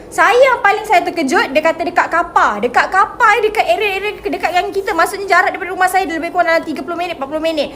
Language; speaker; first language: Malay; native; Malay